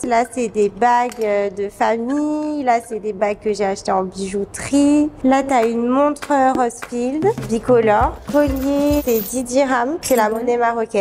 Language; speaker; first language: French; native; French